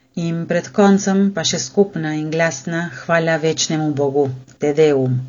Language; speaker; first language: Slovenian; early bilingual, heritage; Slovenian